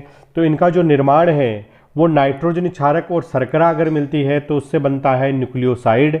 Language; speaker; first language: Hindi; native; Hindi